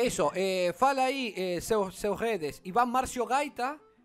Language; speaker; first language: Portuguese; non-native, learner; Spanish